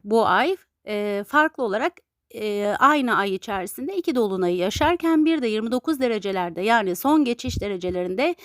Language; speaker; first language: Turkish; native; Turkish